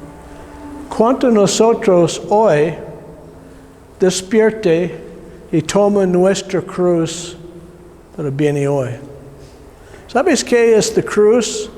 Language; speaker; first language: Spanish; non-native, learner; English